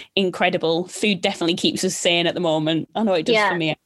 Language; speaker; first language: English; native; English